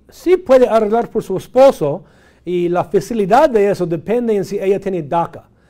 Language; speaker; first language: Spanish; non-native, fluent; English